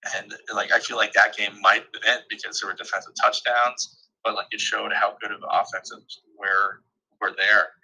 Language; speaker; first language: English; native; English